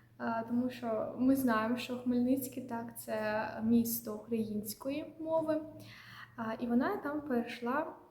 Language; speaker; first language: Ukrainian; non-native, local second language; Russian